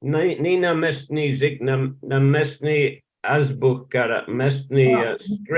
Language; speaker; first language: Russian; non-native, learner; English